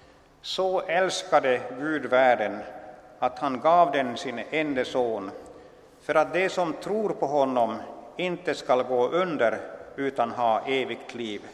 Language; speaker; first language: Swedish; non-native, local second language; Finnish